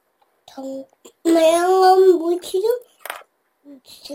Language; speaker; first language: Chinese; early bilingual, heritage; Cantonese